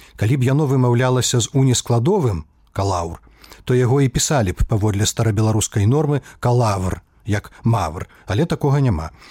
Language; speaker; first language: Belarusian; native; Belarusian